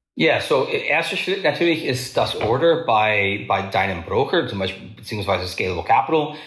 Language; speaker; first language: German; non-native, fluent; English